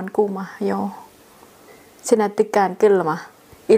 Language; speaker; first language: Finnish; non-native, learner; Thai